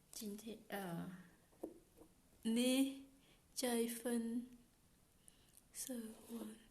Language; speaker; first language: Chinese; non-native, learner; Khmer